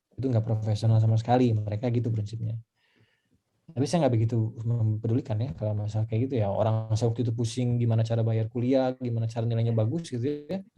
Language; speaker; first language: Indonesian; non-native, local second language; Sundanese